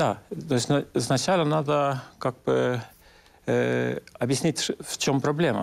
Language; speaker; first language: Russian; non-native, local second language; Estonian